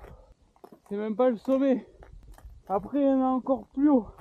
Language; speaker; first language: French; native; French